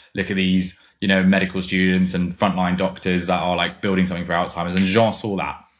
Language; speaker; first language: English; non-native, fluent; German